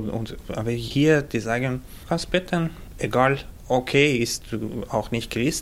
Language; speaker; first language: German; non-native, learner; Persian